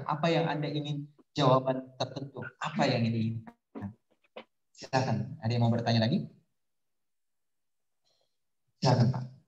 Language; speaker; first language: Indonesian; native; Indonesian